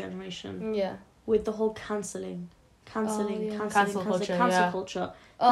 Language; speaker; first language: English; native; English